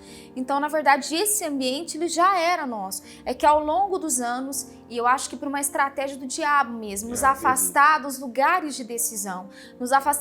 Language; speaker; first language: Portuguese; native; Portuguese